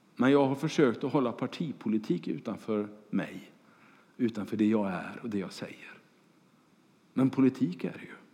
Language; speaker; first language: Swedish; native; Swedish